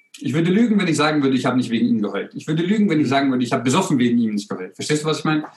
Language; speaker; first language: German; early bilingual, other home language; Croatian